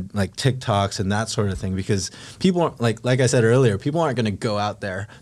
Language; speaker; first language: English; non-native, local second language; Filipino